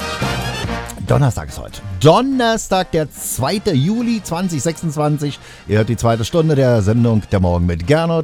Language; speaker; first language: German; native; German